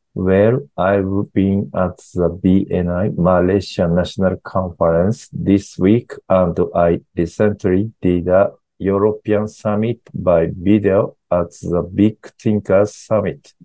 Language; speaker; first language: English; non-native, learner; Japanese